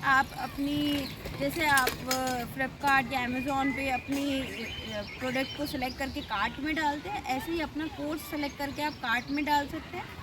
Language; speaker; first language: Hindi; native; Hindi